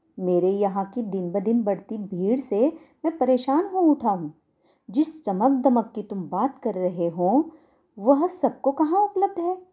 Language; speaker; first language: Hindi; non-native, local second language; Marathi